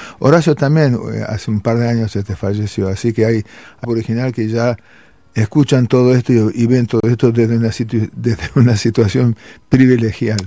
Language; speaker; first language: Spanish; early bilingual, other home language; Armenian